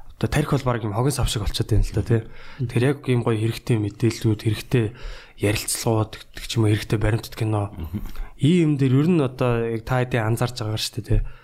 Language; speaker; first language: Mongolian; native; Mongolian